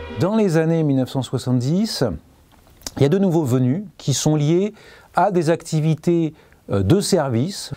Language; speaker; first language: French; native; French